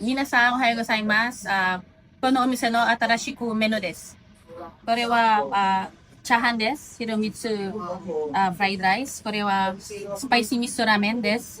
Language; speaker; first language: Japanese; non-native, learner; Filipino